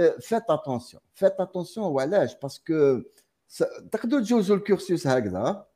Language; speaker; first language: French; non-native, local second language; Arabic